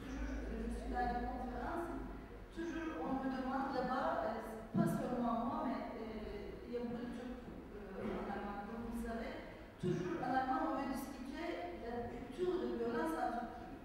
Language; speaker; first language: French; non-native, fluent; Turkish